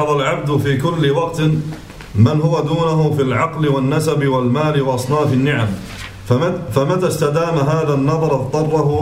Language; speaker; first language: Arabic; native; Arabic